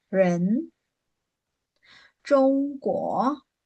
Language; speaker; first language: Chinese; non-native, fluent; Burmese